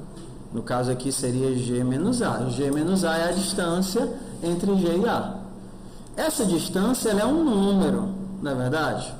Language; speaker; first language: Portuguese; native; Portuguese